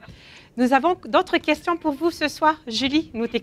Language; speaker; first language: French; native; French